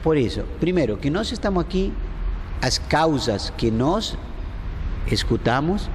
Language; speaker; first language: Portuguese; non-native, fluent; Spanish